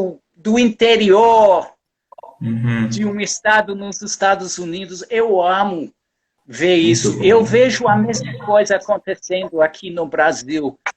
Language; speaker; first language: Portuguese; non-native, fluent; English